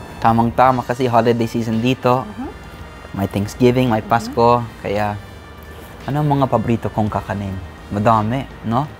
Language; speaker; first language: Filipino; non-native, fluent; English